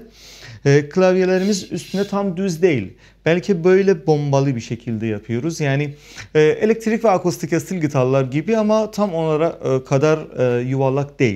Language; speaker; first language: Turkish; non-native, fluent; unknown